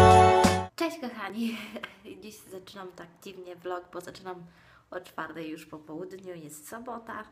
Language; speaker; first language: Polish; non-native, fluent; Italian